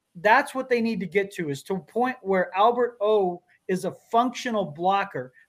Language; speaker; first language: English; native; English